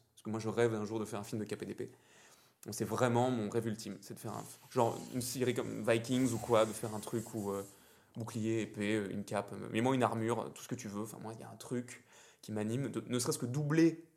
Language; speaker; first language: French; native; French